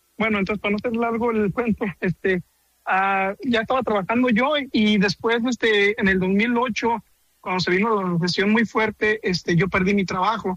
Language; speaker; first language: Spanish; native; Spanish